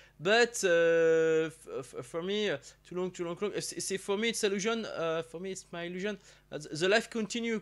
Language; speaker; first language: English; non-native, learner; French